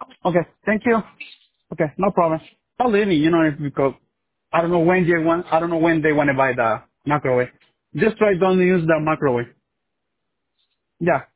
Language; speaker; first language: English; non-native, learner; Spanish